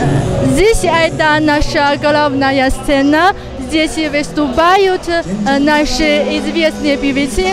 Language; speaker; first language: Russian; non-native, fluent; Chinese